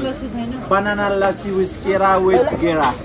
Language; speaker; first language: English; non-native, local second language; Nepali